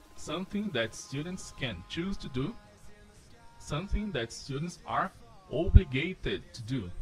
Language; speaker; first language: English; non-native, fluent; Portuguese